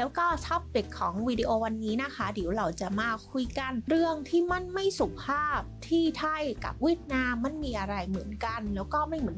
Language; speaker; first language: Thai; non-native, fluent; Vietnamese